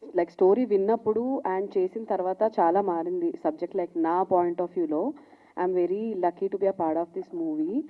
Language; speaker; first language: Telugu; non-native, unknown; Hindi